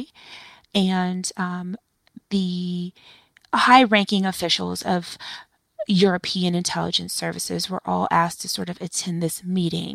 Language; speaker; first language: English; native; English